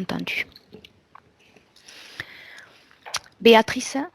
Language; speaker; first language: French; native; French